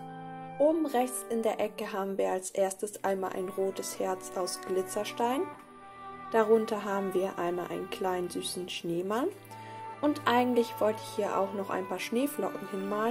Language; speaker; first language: German; native; German